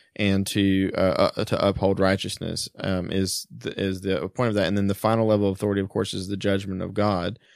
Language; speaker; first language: English; early bilingual, other home language; German